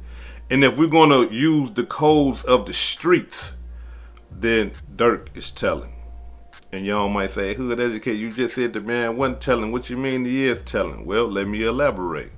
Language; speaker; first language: English; native; English